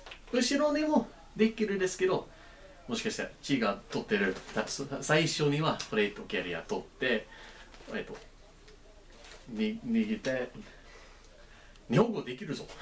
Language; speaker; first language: Japanese; non-native, learner; English